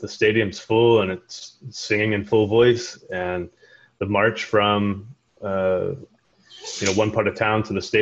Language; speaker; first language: English; native; English